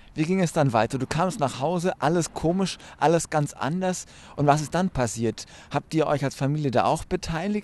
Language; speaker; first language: German; native; German